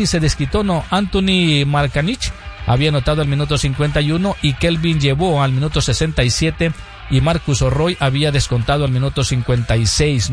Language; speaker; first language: Spanish; native; Spanish